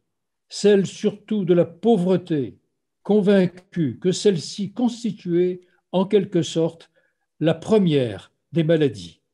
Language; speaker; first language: French; native; French